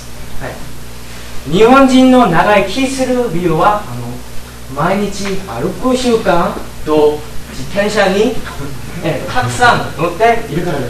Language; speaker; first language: Japanese; non-native, learner; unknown